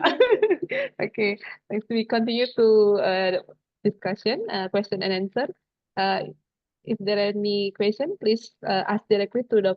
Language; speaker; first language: English; non-native, fluent; Indonesian